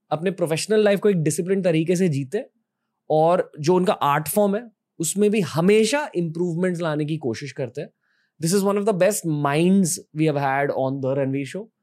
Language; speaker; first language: Hindi; native; Hindi